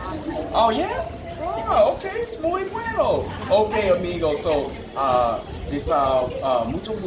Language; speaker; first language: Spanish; non-native, learner; English